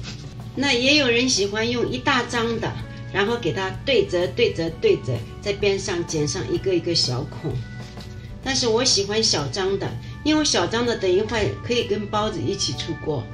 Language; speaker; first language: Chinese; native; Chinese